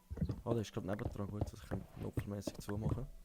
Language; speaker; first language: German; native; German